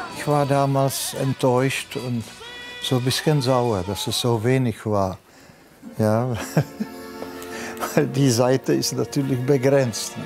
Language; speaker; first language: German; non-native, fluent; Czech